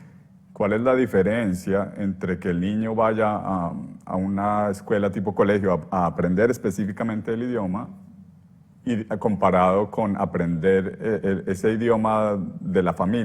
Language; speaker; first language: Spanish; native; Spanish